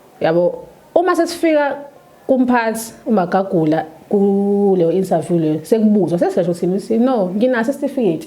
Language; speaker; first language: Zulu; native; Zulu